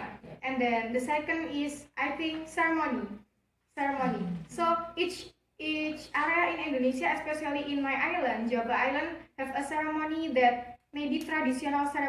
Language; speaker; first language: English; non-native, learner; Javanese